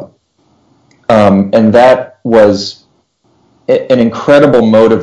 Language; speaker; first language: English; native; English